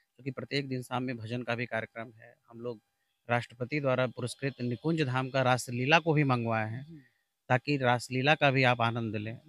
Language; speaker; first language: Hindi; native; Hindi